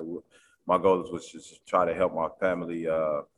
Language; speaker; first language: English; native; English